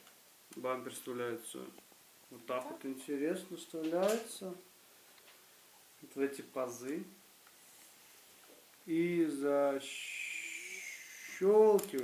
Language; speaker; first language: Russian; native; Russian